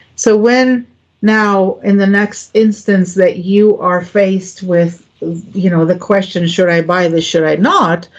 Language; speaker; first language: English; non-native, fluent; Greek